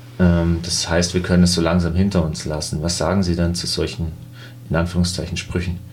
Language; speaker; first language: German; native; German